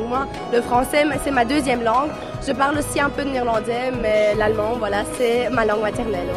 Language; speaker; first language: French; non-native, local second language; German